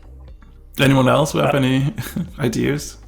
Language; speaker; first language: English; native; English